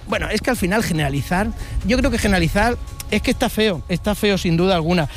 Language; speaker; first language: Spanish; native; Spanish